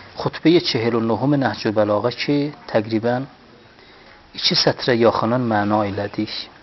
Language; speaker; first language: Persian; non-native, local second language; Azerbaijani